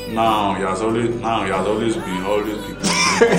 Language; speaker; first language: English; non-native, local second language; Yoruba